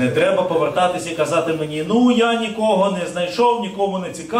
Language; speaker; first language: Ukrainian; native; Ukrainian